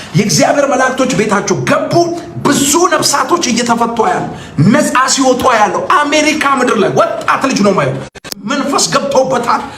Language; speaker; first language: Amharic; native; Amharic